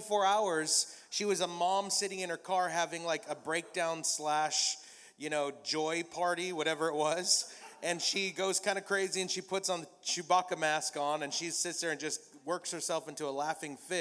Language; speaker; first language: English; native; English